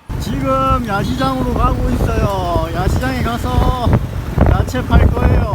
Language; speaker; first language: Korean; native; Korean